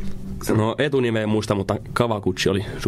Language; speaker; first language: Finnish; native; Finnish